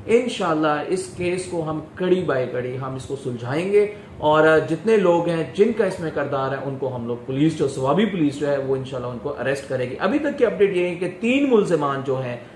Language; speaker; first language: Urdu; non-native, local second language; Pashto